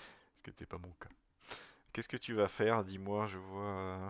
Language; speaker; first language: French; native; French